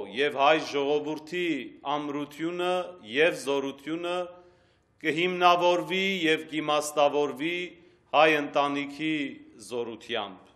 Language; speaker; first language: Armenian; early bilingual, heritage; Armenian